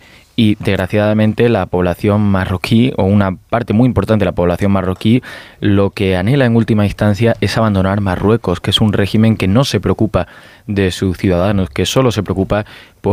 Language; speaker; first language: Spanish; native; Spanish